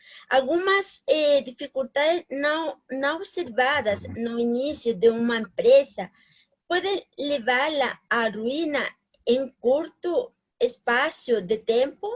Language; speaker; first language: Portuguese; non-native, learner; Spanish